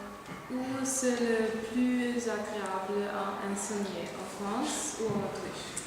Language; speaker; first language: French; non-native, learner; German